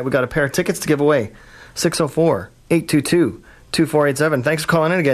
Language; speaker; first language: English; native; English